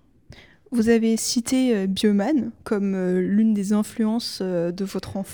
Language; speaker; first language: French; native; French